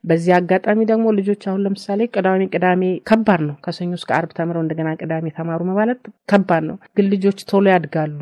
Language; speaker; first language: Amharic; native; Amharic